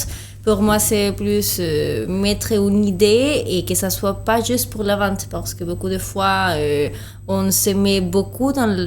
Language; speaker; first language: French; non-native, fluent; Spanish